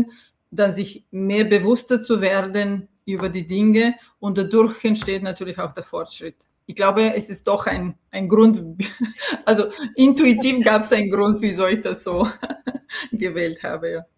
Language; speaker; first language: German; non-native, fluent; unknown